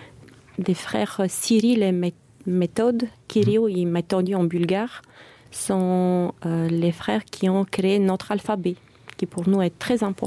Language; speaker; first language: French; non-native, fluent; Bulgarian